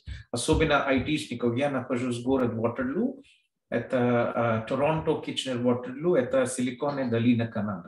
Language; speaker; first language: Russian; non-native, fluent; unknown